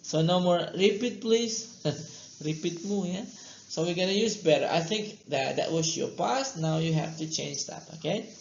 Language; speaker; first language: English; non-native, fluent; Indonesian